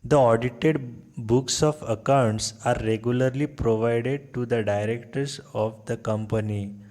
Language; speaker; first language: English; non-native, local second language; Marathi